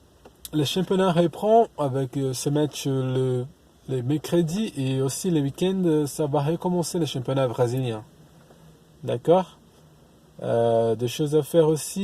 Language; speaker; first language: French; non-native, learner; Portuguese